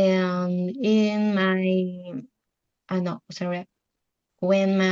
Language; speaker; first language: English; non-native, learner; Spanish